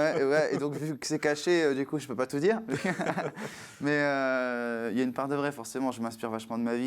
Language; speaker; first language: French; native; French